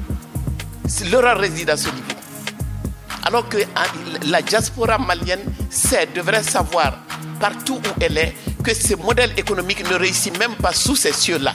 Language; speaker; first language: French; non-native, local second language; Bambara